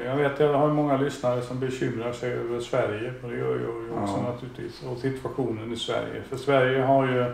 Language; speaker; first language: Swedish; native; Swedish